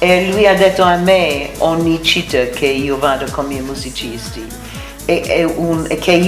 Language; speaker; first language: Italian; non-native, learner; English